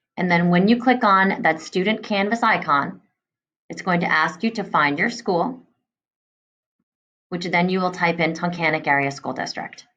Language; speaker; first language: English; native; English